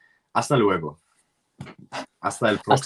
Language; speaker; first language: Spanish; non-native, learner; English